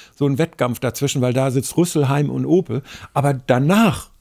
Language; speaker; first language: German; native; German